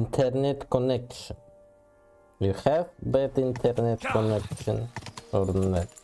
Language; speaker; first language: English; non-native, learner; Russian